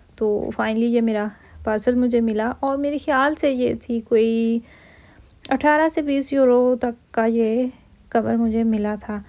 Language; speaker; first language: Urdu; native; Urdu